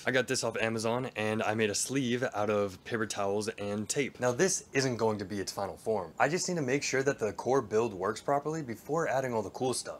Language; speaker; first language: English; native; English